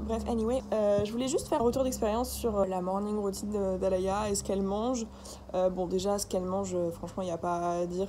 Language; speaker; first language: French; native; French